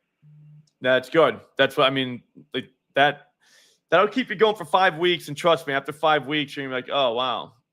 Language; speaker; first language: English; native; English